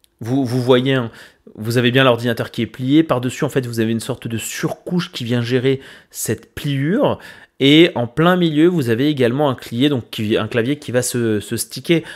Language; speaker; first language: French; native; French